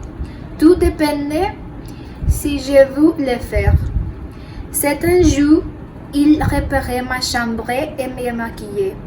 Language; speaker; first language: French; non-native, learner; Spanish